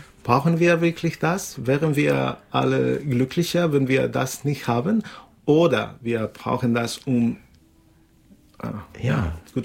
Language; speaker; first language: German; non-native, fluent; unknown